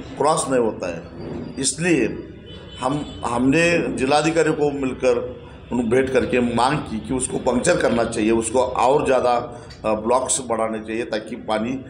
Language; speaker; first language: Hindi; non-native, local second language; Marathi